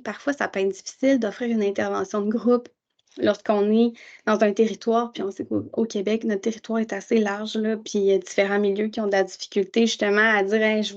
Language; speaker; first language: French; native; French